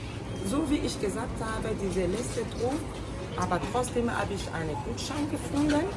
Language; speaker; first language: German; non-native, fluent; Lingala